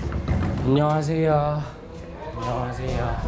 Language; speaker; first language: Korean; early bilingual, other home language; Urdu